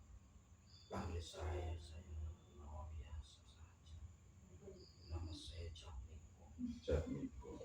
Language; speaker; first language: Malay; non-native, local second language; Javanese